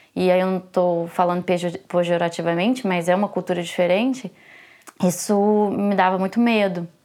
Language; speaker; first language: Portuguese; native; Portuguese